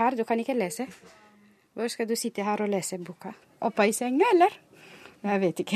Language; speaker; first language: Norwegian; non-native, learner; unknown